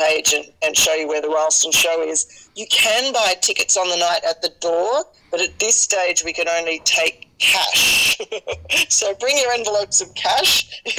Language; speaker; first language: English; native; English